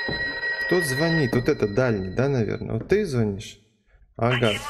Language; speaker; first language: Russian; native; Russian